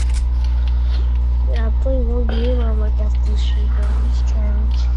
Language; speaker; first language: English; native; English